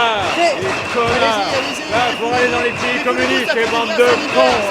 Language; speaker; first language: French; native; French